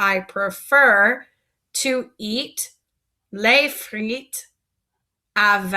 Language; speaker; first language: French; non-native, fluent; English